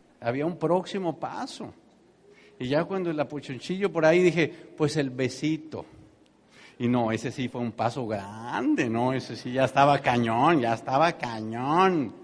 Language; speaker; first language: Spanish; native; Spanish